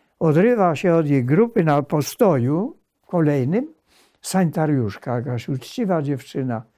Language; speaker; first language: Polish; native; Polish